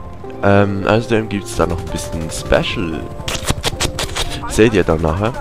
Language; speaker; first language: German; native; German